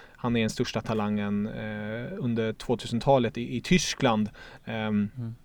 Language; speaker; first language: Swedish; non-native, fluent; German